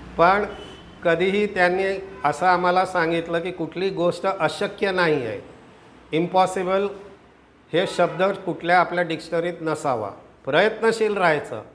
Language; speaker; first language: Marathi; non-native, local second language; Gujarati